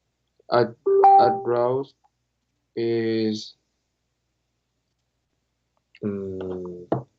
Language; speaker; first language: English; non-native, learner; Vietnamese